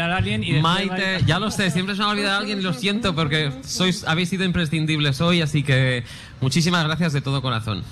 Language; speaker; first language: Spanish; native; Spanish